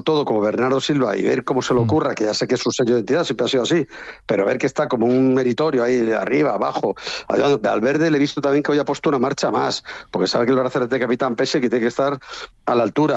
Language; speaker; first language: Spanish; native; Spanish